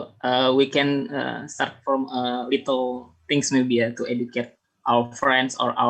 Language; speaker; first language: English; non-native, learner; Indonesian